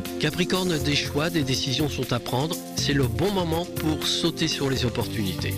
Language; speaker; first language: French; native; French